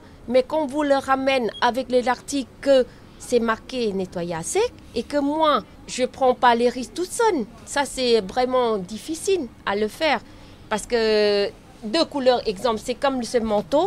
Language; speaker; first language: French; non-native, learner; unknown